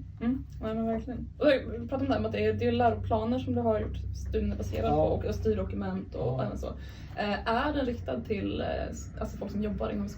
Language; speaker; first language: Swedish; native; Swedish